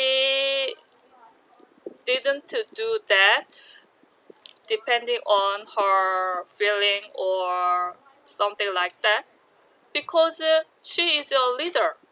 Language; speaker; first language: English; non-native, learner; Korean